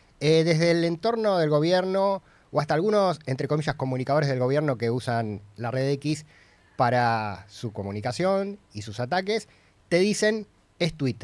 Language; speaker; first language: Spanish; native; Spanish